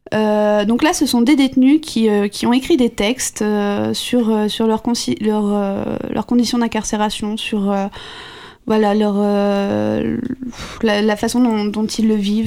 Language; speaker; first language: French; native; French